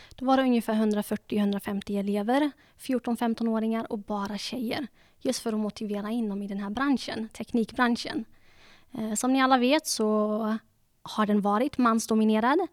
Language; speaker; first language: Swedish; early bilingual, other home language; Dutch